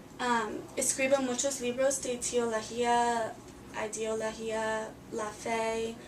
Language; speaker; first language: Spanish; non-native, learner; English